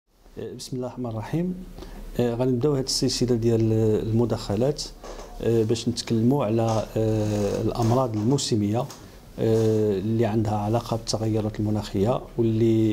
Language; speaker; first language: Arabic; native; Arabic